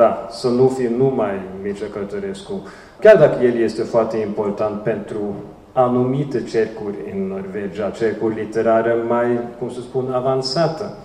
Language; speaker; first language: Romanian; non-native, fluent; Norwegian